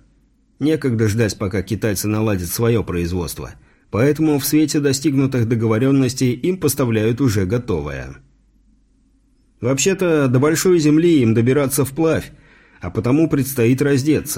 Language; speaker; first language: Russian; native; Russian